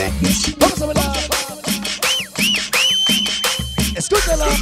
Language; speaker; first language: Spanish; native; Spanish